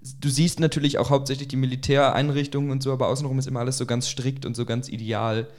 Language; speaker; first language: German; native; German